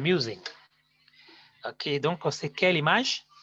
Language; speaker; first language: French; non-native, fluent; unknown